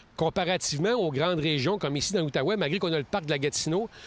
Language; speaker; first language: French; native; French